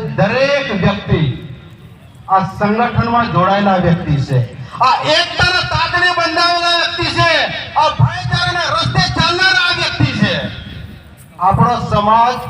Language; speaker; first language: Gujarati; non-native, local second language; Rathawi